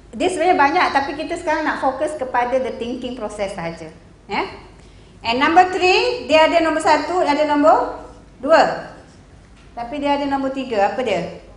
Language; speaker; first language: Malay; native; Malay